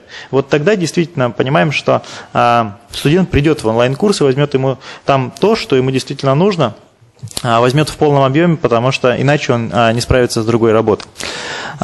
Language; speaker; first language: Russian; native; Russian